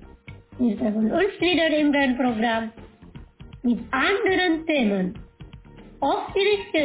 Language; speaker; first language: German; non-native, fluent; Indonesian